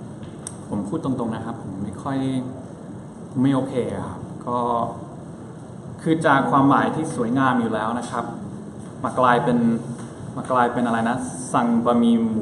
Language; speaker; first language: Thai; early bilingual, other home language; Spanish